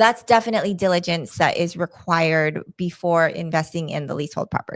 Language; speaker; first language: English; native; English